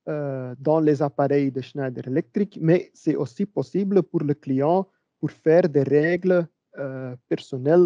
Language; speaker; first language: French; non-native, learner; Dutch